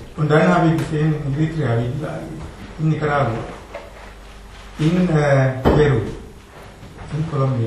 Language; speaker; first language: German; non-native, learner; Tamil